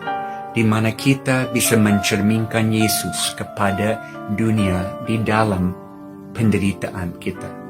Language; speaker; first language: Indonesian; non-native, fluent; English